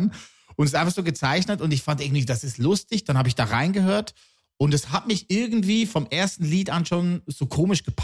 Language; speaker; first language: German; native; German